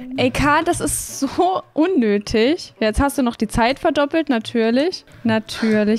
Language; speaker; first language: German; native; German